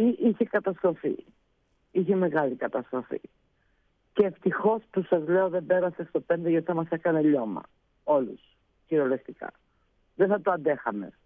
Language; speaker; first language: Greek; early bilingual, heritage; Greek